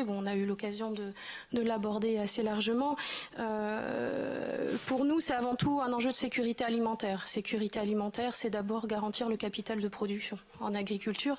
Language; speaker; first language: French; native; French